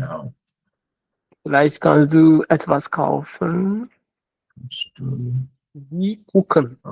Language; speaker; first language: German; non-native, learner; Akan